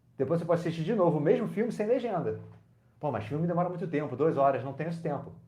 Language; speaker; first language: Portuguese; native; Portuguese